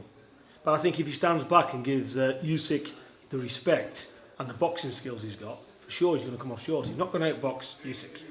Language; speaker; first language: English; native; English